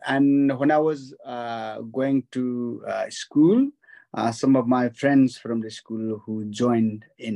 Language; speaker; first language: English; non-native, local second language; Nepali